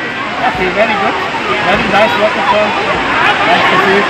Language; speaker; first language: English; non-native, learner; Thai